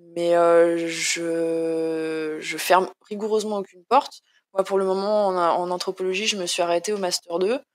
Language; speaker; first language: French; native; French